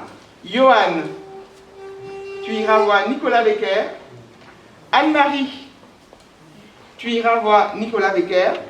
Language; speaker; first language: French; native; French